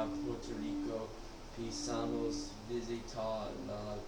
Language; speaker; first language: Spanish; non-native, learner; English